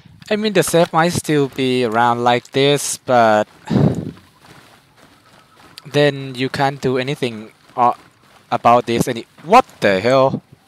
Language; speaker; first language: English; non-native, fluent; Thai